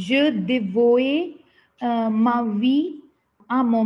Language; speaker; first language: French; non-native, learner; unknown